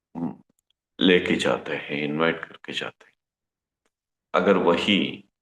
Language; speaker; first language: Hindi; non-native, local second language; Kannada